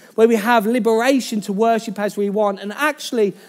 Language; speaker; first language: English; native; English